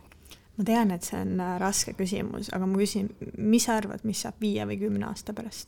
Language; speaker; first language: Estonian; native; Estonian